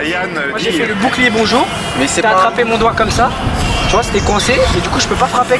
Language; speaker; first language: French; native; French